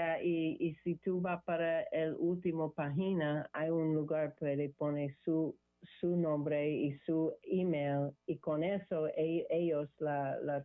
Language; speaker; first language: Spanish; non-native, learner; English